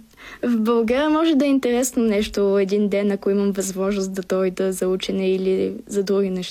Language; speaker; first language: Bulgarian; early bilingual, heritage; Bulgarian